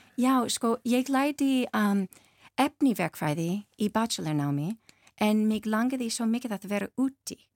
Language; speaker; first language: Icelandic; non-native, learner; English